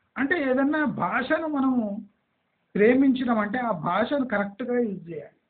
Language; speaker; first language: Telugu; non-native, local second language; Kannada